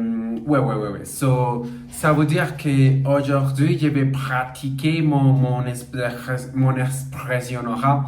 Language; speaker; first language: French; non-native, learner; Portuguese